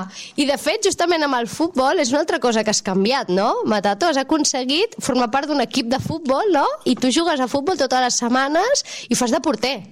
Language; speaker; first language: Catalan; native; Catalan